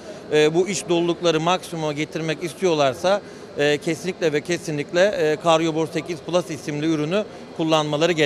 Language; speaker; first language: Turkish; native; Turkish